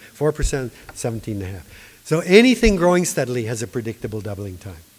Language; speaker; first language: English; native; English